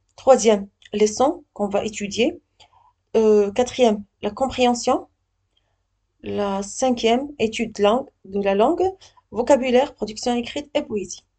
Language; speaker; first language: French; non-native, local second language; Arabic